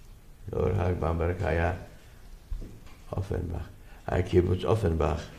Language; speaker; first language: Hebrew; non-native, fluent; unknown